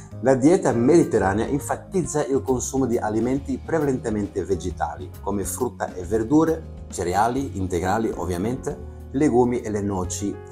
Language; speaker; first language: Italian; non-native, fluent; Latvian